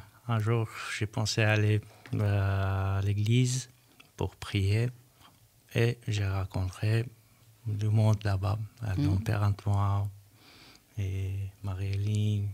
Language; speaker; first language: French; non-native, learner; Armenian